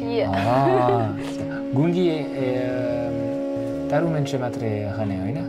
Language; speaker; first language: Nepali; non-native, learner; French